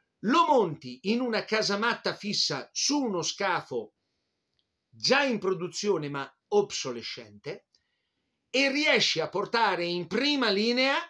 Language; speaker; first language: Italian; native; Italian